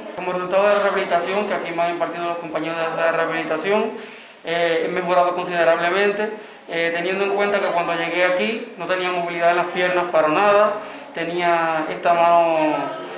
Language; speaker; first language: Spanish; native; Spanish